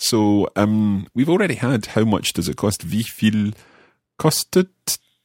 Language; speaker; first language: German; non-native, learner; English